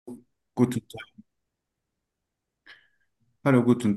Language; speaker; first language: German; non-native, learner; Turkish